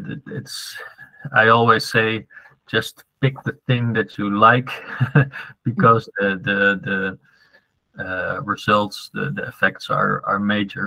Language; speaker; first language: English; non-native, fluent; Dutch